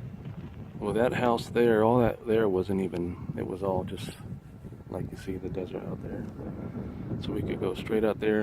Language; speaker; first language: English; native; English